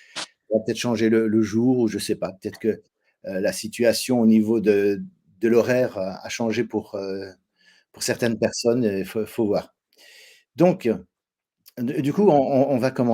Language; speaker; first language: French; native; French